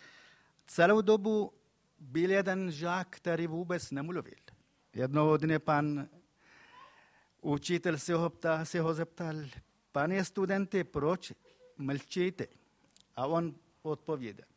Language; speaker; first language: Czech; non-native, fluent; Kurdish